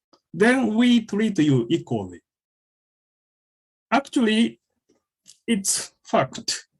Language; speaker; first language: English; non-native, fluent; Japanese